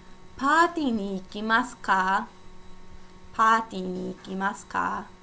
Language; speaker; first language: Japanese; non-native, fluent; English